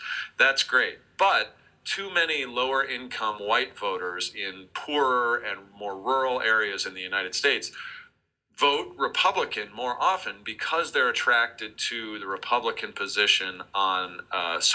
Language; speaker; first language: English; native; English